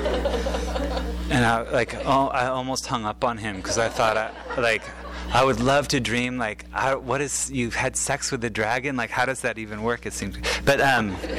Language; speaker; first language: English; native; English